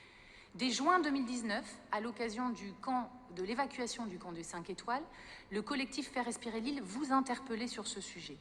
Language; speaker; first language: French; native; French